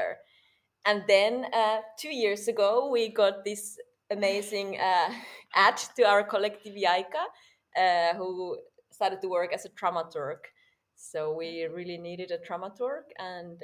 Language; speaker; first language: English; non-native, fluent; Finnish